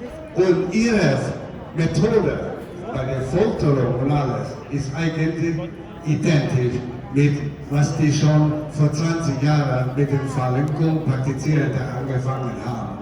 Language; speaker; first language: German; non-native, fluent; Cantonese